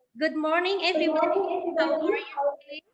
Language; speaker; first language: English; non-native, learner; Indonesian